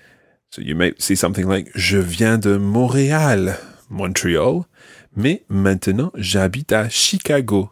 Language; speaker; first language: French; non-native, fluent; English